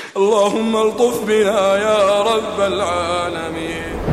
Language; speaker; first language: Arabic; native; Arabic